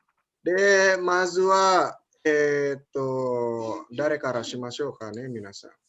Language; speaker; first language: Japanese; non-native, fluent; Indonesian